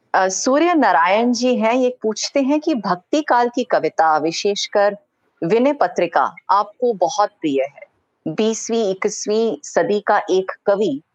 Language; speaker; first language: Hindi; native; Hindi